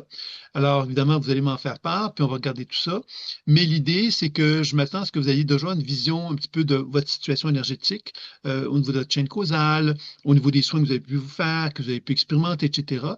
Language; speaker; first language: French; native; French